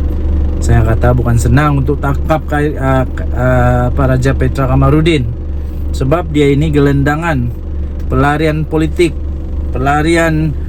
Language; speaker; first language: Malay; native; Malay